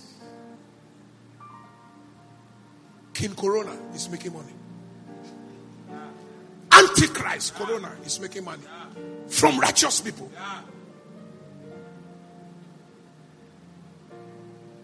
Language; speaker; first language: English; non-native, local second language; Akan